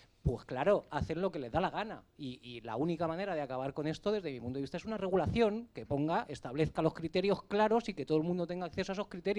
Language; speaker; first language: Spanish; native; Spanish